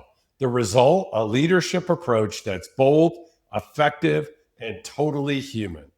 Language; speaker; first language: English; native; English